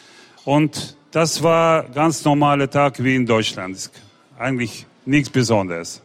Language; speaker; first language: German; non-native, fluent; Russian